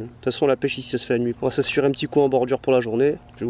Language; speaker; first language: French; native; French